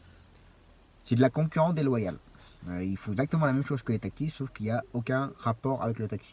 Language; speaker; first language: French; native; French